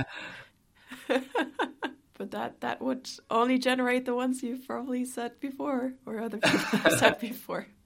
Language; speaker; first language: English; non-native, fluent; German